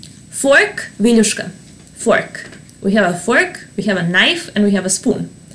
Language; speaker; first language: English; non-native, fluent; Serbian